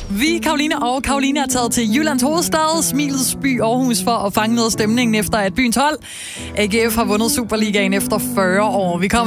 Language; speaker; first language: Danish; native; Danish